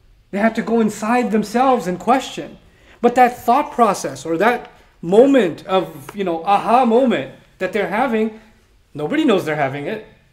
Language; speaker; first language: English; native; English